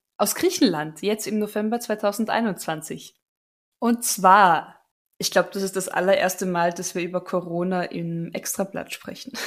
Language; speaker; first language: German; native; German